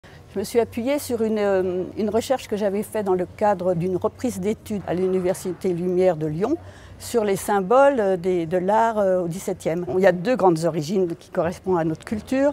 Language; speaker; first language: French; native; French